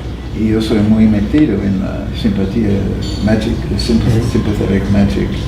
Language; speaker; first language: Spanish; non-native, fluent; English